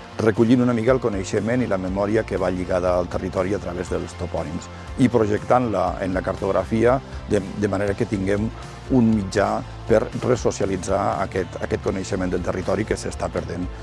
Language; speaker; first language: Catalan; native; Catalan